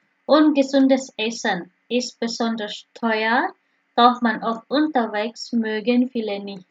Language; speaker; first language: German; non-native, fluent; Indonesian